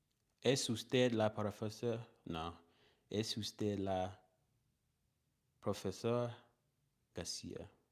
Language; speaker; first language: Spanish; non-native, learner; English